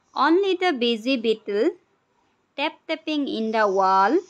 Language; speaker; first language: English; non-native, local second language; Assamese